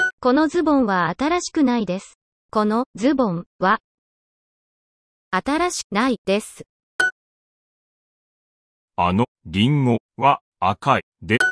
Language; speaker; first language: Japanese; non-native, learner; English